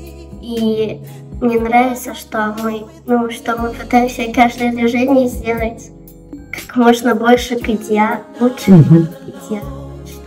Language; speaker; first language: Russian; early bilingual, heritage; Russian